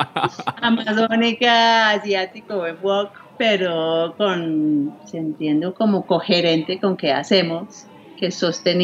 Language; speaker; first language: Spanish; non-native, fluent; English